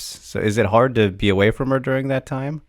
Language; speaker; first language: English; native; English